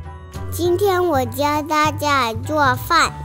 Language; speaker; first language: Chinese; early bilingual, heritage; Chinese